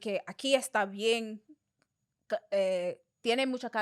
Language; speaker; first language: Spanish; non-native, fluent; English